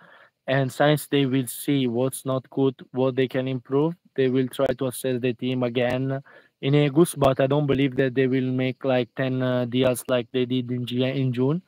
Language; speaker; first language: English; non-native, fluent; Italian